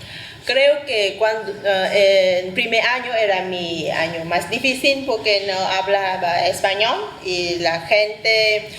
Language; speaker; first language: Spanish; non-native, fluent; Vietnamese